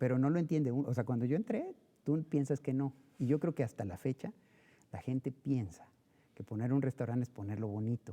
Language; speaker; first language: Spanish; native; Spanish